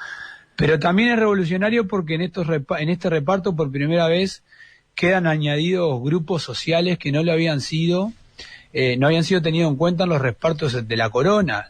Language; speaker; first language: Spanish; native; Spanish